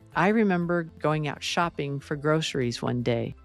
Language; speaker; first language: English; native; English